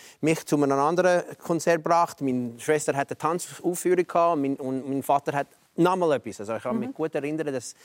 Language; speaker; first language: German; non-native, fluent; English